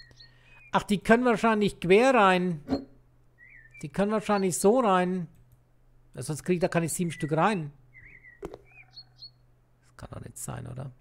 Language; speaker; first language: German; native; German